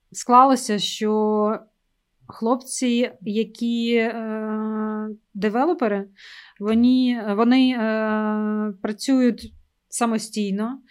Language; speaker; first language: Ukrainian; non-native, local second language; Russian